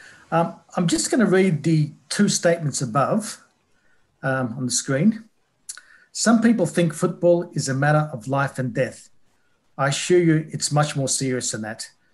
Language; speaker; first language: English; early bilingual, other home language; Greek